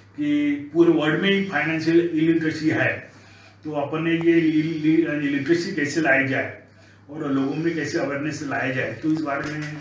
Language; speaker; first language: Hindi; non-native, local second language; Marathi